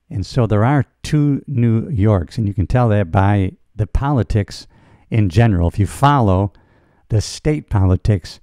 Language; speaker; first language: English; native; English